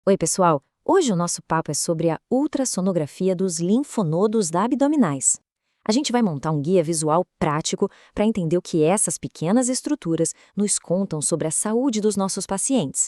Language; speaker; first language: Portuguese; native; Portuguese